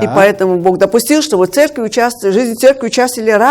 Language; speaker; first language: Russian; native; Russian